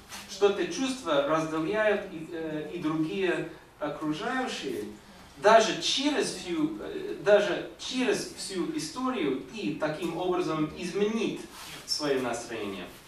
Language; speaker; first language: Russian; non-native, fluent; English